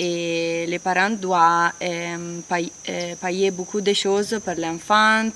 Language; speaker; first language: French; non-native, learner; Italian